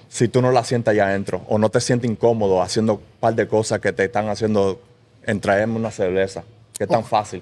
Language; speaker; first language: Spanish; early bilingual, heritage; Spanish